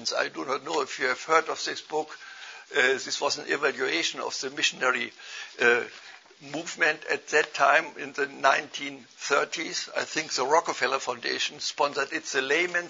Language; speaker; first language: English; non-native, fluent; German